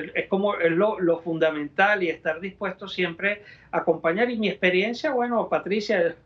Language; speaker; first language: Spanish; native; Spanish